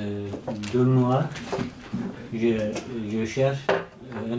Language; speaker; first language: French; non-native, learner; Kurdish